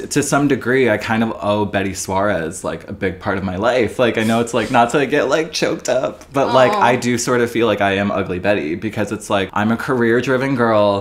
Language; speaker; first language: English; native; English